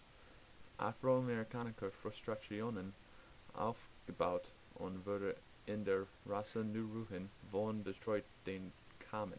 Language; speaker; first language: German; non-native, learner; English